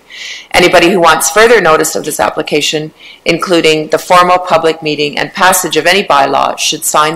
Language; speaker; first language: English; native; English